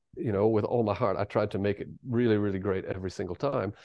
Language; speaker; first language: English; native; English